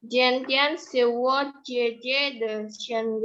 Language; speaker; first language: Chinese; non-native, learner; Indonesian